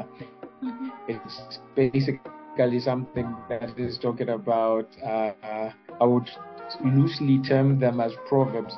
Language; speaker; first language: English; non-native, local second language; Bemba